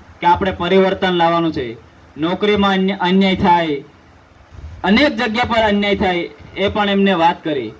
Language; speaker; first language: Gujarati; non-native, local second language; Rathawi